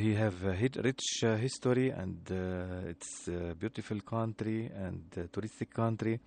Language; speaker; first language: English; non-native, learner; Arabic